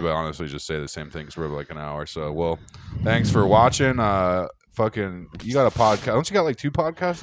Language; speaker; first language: English; native; English